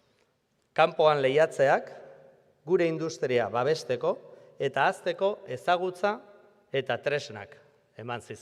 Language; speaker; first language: Basque; native; Basque